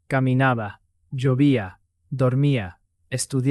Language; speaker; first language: Spanish; non-native, fluent; English